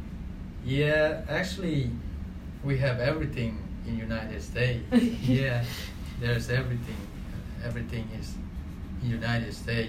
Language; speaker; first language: English; non-native, learner; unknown